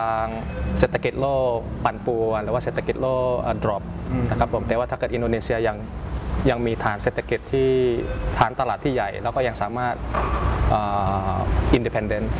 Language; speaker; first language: Thai; early bilingual, other home language; Indonesian